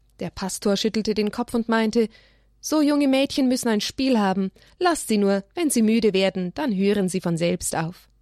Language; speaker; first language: German; native; German